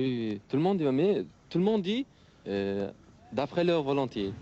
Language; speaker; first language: French; non-native, learner; Uzbek